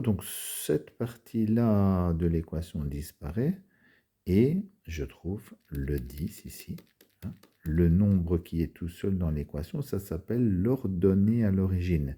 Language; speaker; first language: French; native; French